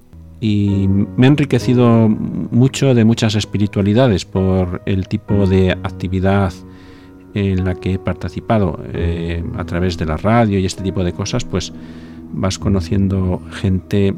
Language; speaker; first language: Spanish; native; Spanish